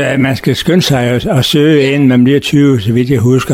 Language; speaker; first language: Danish; native; Danish